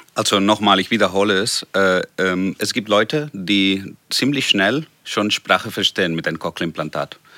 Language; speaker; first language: German; non-native, fluent; Spanish